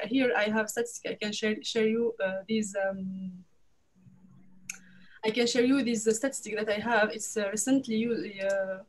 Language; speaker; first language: English; non-native, learner; French